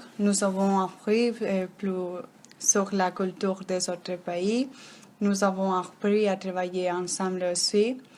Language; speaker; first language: French; non-native, learner; Spanish